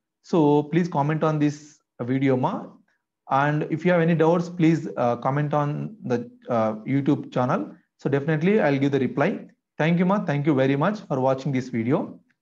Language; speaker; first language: English; non-native, local second language; Telugu